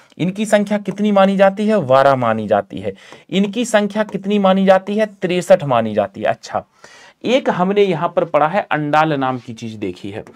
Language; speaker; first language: Hindi; native; Hindi